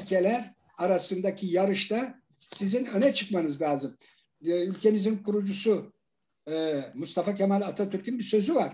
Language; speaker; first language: Turkish; native; Turkish